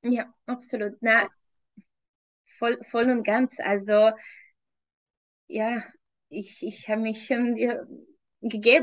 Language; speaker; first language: German; non-native, fluent; Hungarian